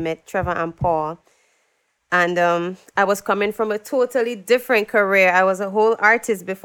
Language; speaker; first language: English; native; English